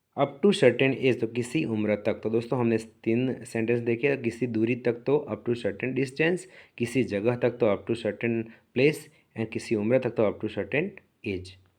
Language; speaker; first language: Hindi; native; Hindi